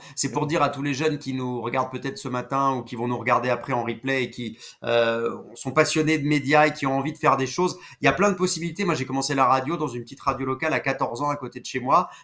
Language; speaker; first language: French; native; French